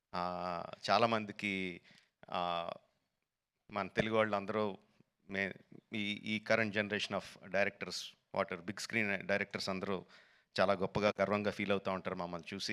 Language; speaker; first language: Telugu; native; Telugu